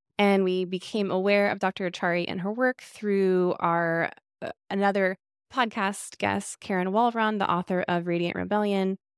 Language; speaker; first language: English; native; English